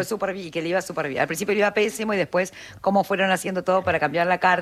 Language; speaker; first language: Spanish; native; Spanish